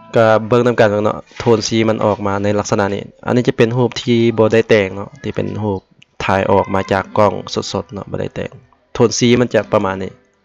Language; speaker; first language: Lao; native; Lao